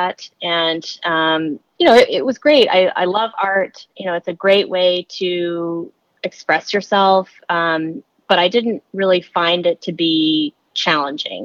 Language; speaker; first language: English; native; English